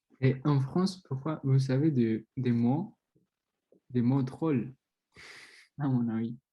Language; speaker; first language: French; non-native, learner; Spanish